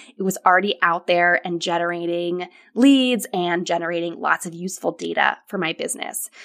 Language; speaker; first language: English; native; English